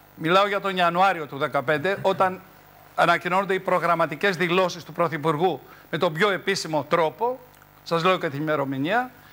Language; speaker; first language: Greek; native; Greek